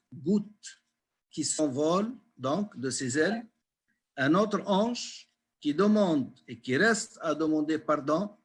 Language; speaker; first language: French; non-native, local second language; Arabic